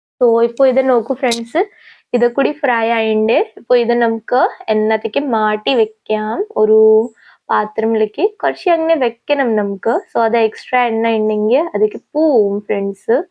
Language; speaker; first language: Malayalam; non-native, local second language; Hindi